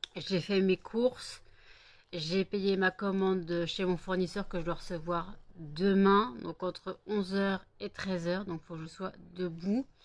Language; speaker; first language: French; native; French